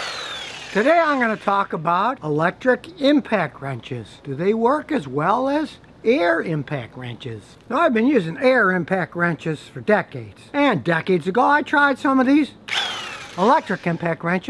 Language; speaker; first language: English; native; English